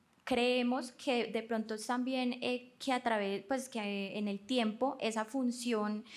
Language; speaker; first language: Spanish; native; Spanish